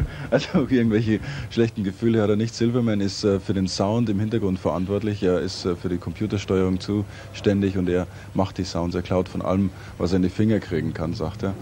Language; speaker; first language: German; native; German